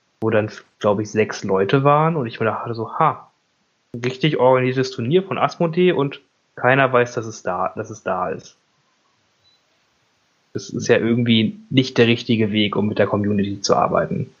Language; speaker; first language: German; native; German